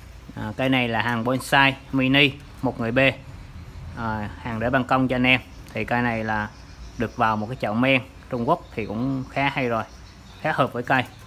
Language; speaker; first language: Vietnamese; native; Vietnamese